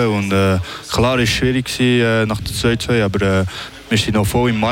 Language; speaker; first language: German; non-native, local second language; French